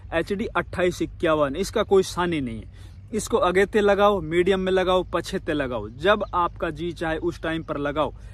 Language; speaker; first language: Hindi; native; Hindi